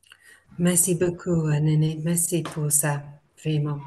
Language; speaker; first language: French; non-native, fluent; English